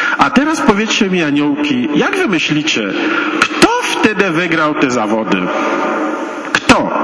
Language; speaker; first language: Polish; non-native, fluent; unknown